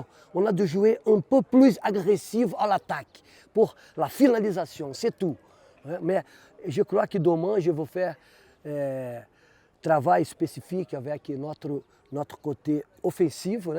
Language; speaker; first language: French; non-native, fluent; Portuguese